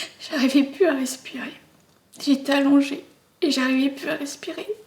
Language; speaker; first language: French; native; French